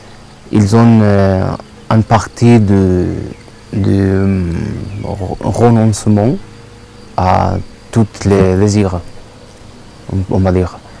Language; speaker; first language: French; non-native, learner; Spanish